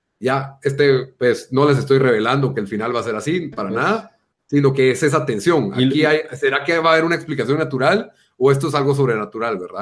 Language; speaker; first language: Spanish; native; Spanish